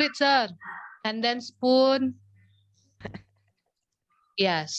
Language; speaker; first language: English; non-native, learner; Indonesian